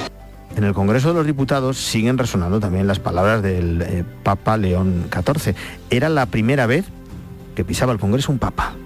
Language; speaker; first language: Spanish; native; Spanish